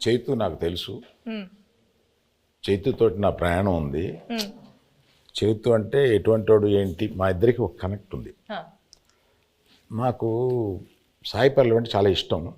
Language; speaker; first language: Telugu; native; Telugu